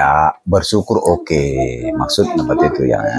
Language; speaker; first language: Indonesian; native; Indonesian